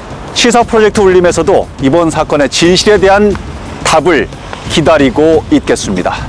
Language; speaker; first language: Korean; native; Korean